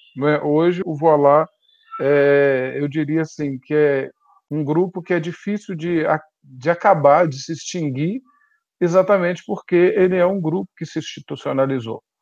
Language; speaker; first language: Portuguese; native; Portuguese